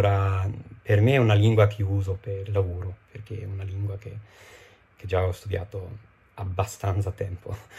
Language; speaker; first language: Italian; non-native, fluent; English